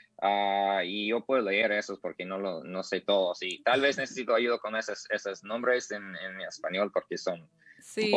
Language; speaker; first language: Spanish; non-native, learner; English